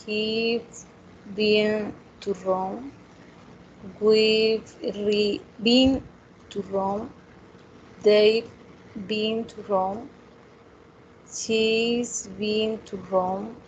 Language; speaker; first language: English; non-native, learner; Spanish